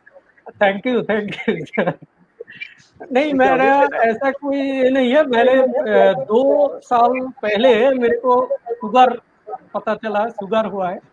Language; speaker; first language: Hindi; non-native, local second language; Bangla